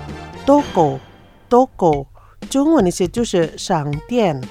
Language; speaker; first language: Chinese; non-native, fluent; Indonesian